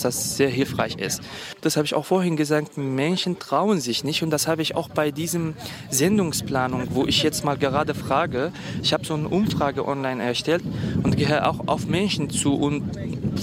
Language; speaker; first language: German; non-native, fluent; Kurdish